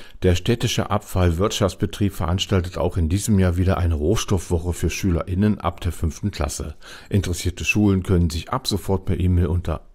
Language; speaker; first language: German; native; German